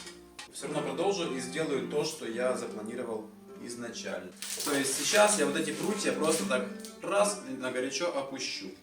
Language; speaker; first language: Russian; native; Russian